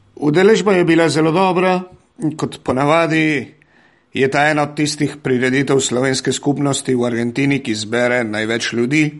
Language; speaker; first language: Slovenian; early bilingual, heritage; Slovenian